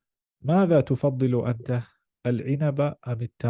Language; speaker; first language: Arabic; non-native, fluent; English